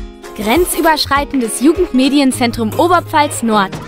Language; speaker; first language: German; native; German